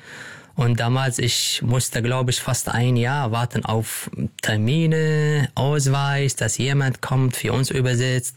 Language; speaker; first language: German; non-native, learner; Arabic